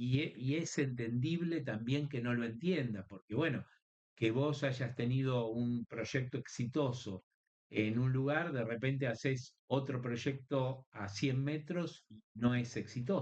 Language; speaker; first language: Spanish; native; Spanish